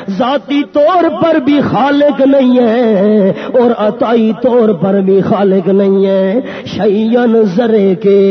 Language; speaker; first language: Urdu; non-native, local second language; Pashto